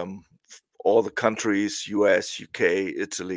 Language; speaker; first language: English; non-native, fluent; German